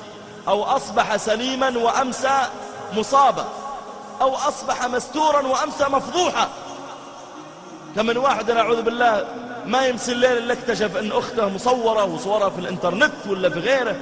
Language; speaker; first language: Arabic; native; Arabic